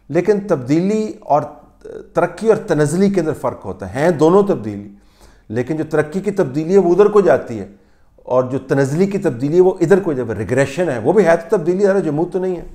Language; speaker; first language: Urdu; native; Urdu